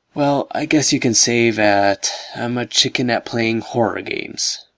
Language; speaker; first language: English; native; English